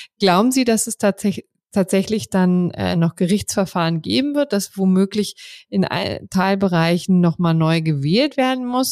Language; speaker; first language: German; native; German